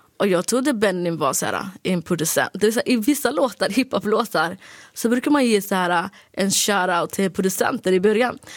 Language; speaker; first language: Swedish; early bilingual, other home language; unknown